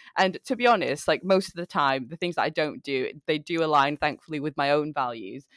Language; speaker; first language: English; early bilingual, other home language; Bangla